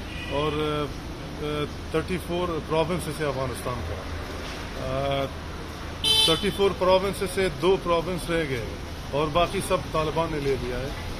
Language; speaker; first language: Hindi; non-native, fluent; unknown